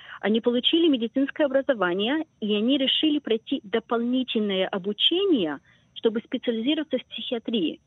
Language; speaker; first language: Russian; early bilingual, heritage; Russian